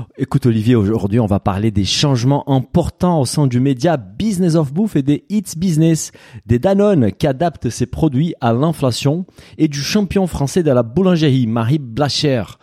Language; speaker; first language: French; native; French